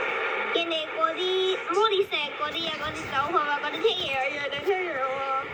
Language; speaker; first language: Cantonese; early bilingual, heritage; Cantonese